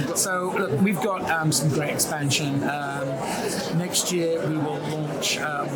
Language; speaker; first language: English; native; English